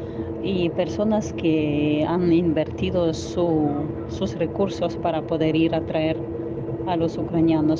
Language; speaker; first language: Spanish; non-native, fluent; Ukrainian